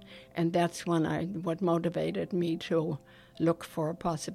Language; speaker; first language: English; non-native, fluent; German